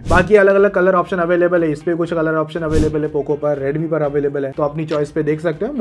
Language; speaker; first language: Hindi; native; Hindi